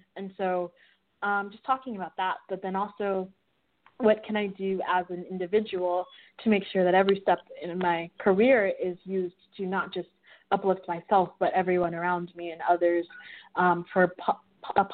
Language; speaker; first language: English; native; English